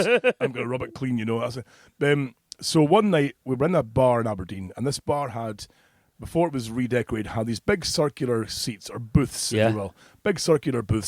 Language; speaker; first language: English; native; English